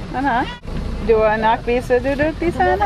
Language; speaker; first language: Indonesian; non-native, learner; English